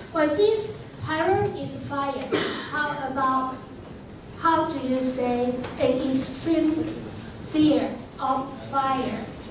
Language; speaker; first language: English; non-native, fluent; Chinese